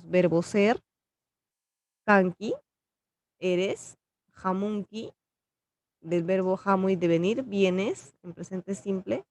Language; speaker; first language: Spanish; non-native, local second language; Quechua